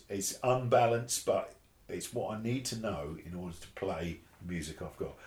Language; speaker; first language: English; native; English